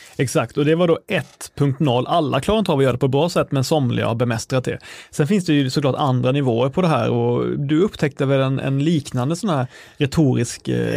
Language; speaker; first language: Swedish; native; Swedish